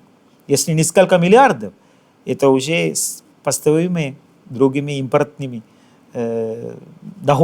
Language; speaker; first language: Russian; non-native, fluent; Sinhala